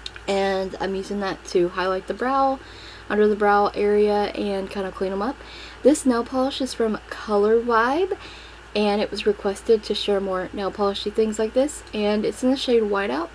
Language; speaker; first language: English; native; English